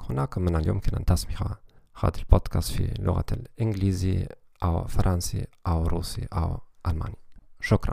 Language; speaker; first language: Arabic; non-native, learner; German